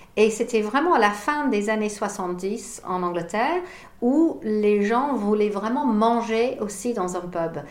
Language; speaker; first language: French; non-native, fluent; English